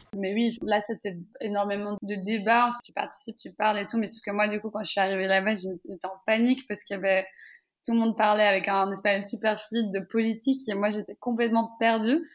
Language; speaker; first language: French; native; French